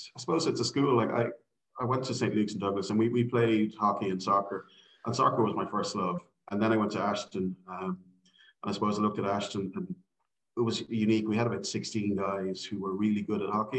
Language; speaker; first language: English; native; English